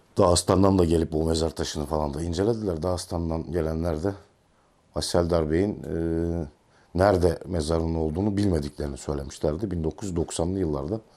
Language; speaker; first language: Turkish; native; Turkish